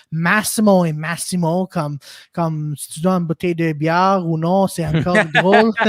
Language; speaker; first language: French; non-native, local second language; English